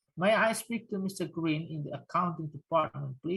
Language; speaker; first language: English; non-native, fluent; Indonesian